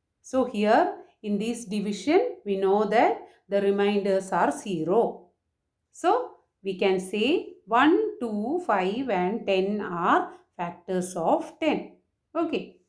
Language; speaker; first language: English; non-native, local second language; Malayalam